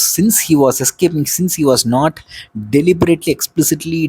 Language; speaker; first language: English; non-native, local second language; Tamil